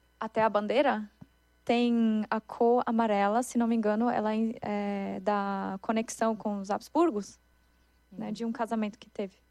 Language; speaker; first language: Portuguese; non-native, fluent; German